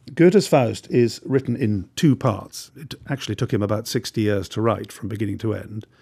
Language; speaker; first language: English; native; English